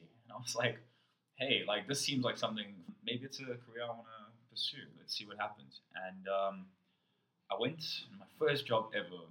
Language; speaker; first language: English; native; English